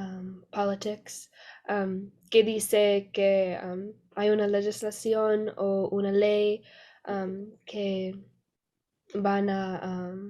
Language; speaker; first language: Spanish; non-native, learner; English